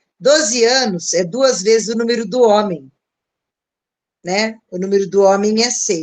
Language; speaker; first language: Portuguese; native; Portuguese